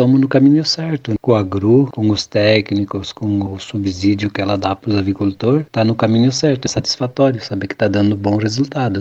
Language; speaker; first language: Portuguese; native; Portuguese